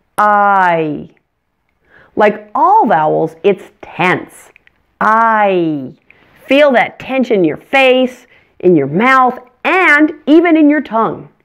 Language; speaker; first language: English; native; English